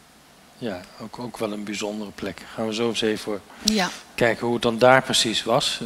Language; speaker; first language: Dutch; native; Dutch